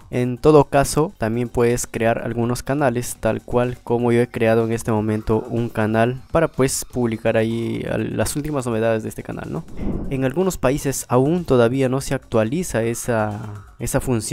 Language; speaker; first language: Spanish; native; Spanish